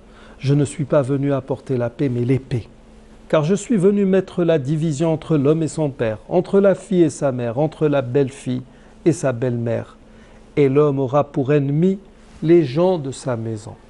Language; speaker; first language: French; non-native, local second language; Arabic